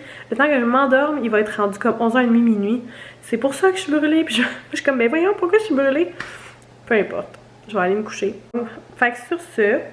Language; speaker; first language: French; native; French